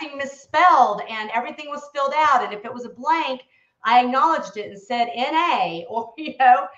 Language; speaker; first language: English; native; English